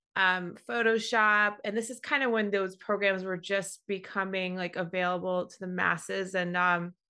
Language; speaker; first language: English; native; English